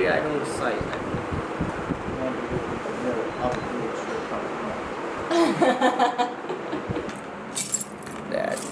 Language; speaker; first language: English; non-native, local second language; Malayalam